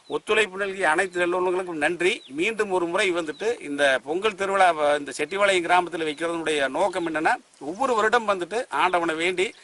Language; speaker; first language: Tamil; native; Tamil